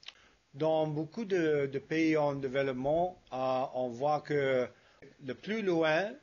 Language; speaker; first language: French; non-native, fluent; English